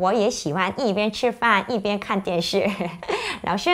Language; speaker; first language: Chinese; non-native, fluent; Korean